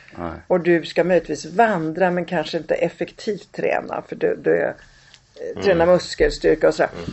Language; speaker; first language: Swedish; early bilingual, other home language; Italian